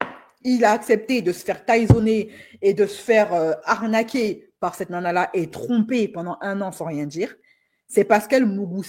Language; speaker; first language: French; native; French